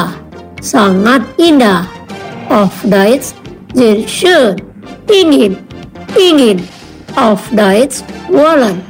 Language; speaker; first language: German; non-native, fluent; Indonesian